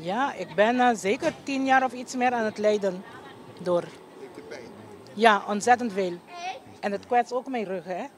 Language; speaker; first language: Dutch; non-native, local second language; Papiamento